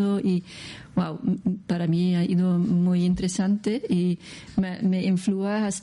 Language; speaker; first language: Spanish; non-native, learner; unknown